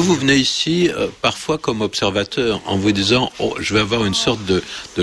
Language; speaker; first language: French; native; French